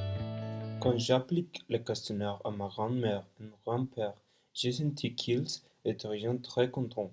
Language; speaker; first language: French; non-native, learner; Spanish